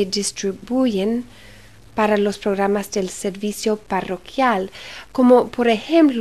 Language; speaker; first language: Spanish; early bilingual, heritage; Spanish